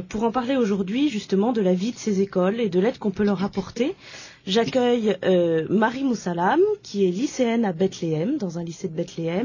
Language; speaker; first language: French; native; French